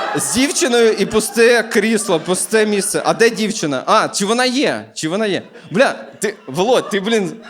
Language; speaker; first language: Ukrainian; native; Ukrainian